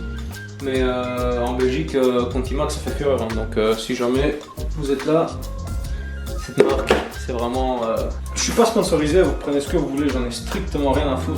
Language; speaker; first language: French; native; French